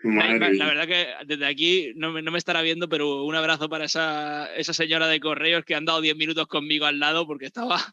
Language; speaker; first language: Spanish; native; Spanish